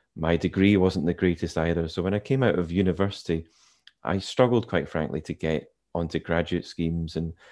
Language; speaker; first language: English; native; English